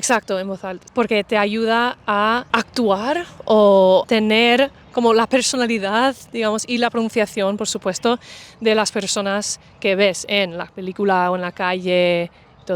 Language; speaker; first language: Spanish; non-native, fluent; English